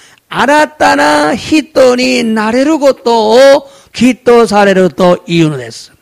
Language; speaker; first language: Japanese; non-native, fluent; Korean